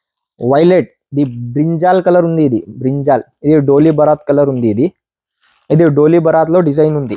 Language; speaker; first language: Telugu; non-native, local second language; Urdu